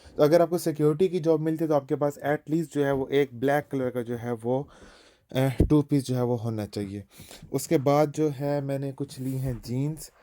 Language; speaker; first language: Urdu; native; Urdu